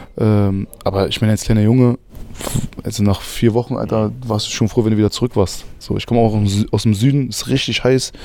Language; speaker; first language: German; native; German